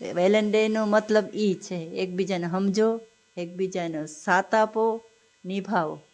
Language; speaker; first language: Gujarati; non-native, local second language; Malayalam